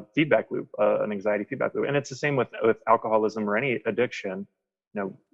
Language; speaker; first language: English; native; English